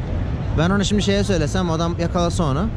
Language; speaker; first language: Turkish; native; Turkish